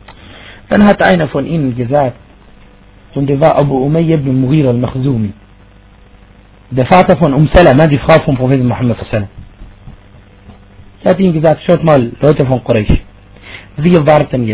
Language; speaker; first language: German; non-native, fluent; Arabic